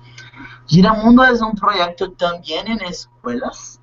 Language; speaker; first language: Spanish; non-native, learner; Portuguese